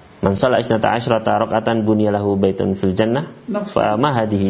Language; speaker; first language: Arabic; non-native, fluent; Indonesian